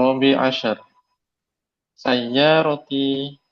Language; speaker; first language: Arabic; non-native, learner; Indonesian